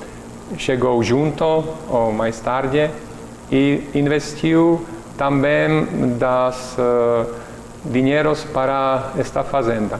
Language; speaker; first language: Portuguese; non-native, learner; Czech